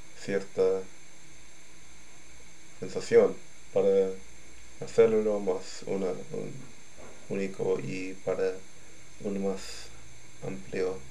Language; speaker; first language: Spanish; non-native, learner; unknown